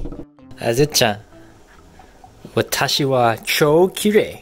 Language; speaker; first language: Japanese; non-native, learner; English